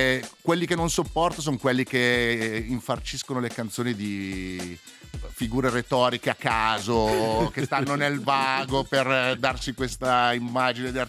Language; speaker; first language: Italian; native; Italian